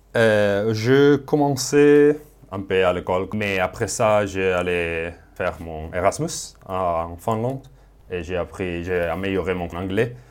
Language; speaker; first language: French; non-native, fluent; Spanish